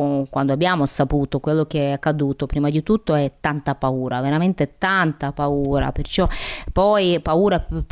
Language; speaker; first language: Italian; non-native, fluent; Ukrainian